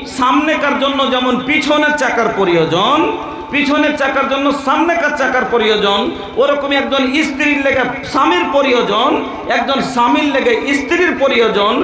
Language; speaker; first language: Bangla; non-native, local second language; Bhojpuri